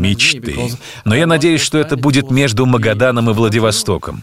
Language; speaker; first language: Russian; non-native, learner; French